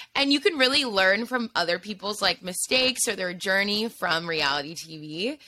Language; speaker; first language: English; native; English